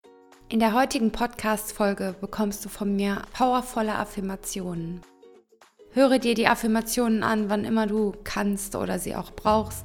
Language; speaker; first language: German; native; German